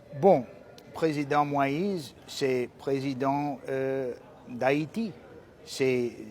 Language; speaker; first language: Haitian Creole; non-native, fluent; English